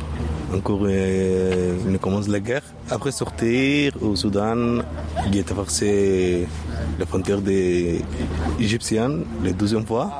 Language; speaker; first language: French; non-native, learner; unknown